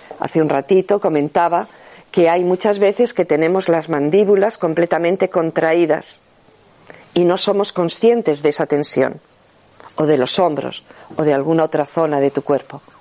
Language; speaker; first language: Spanish; native; Spanish